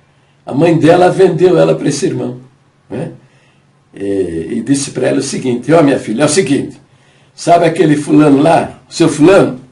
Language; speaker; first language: Portuguese; native; Portuguese